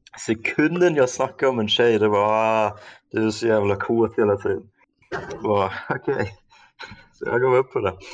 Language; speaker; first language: Swedish; non-native, fluent; German